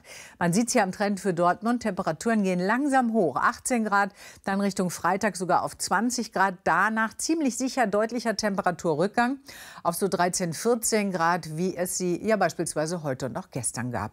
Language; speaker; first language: German; native; German